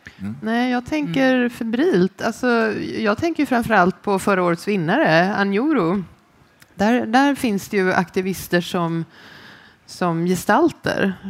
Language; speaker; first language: Swedish; native; Swedish